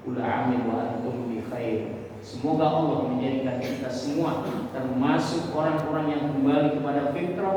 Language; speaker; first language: Indonesian; native; Indonesian